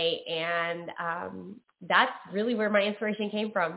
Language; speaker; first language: English; native; English